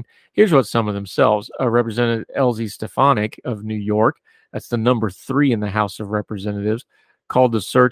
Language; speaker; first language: English; native; English